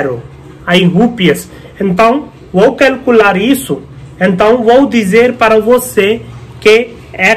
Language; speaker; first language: Portuguese; non-native, fluent; Hindi